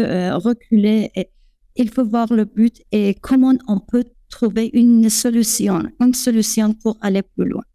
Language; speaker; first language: French; non-native, fluent; Persian